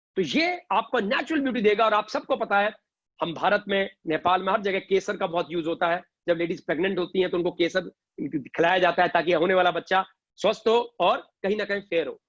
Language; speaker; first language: Hindi; native; Hindi